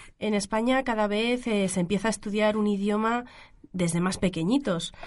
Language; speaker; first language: Spanish; native; Spanish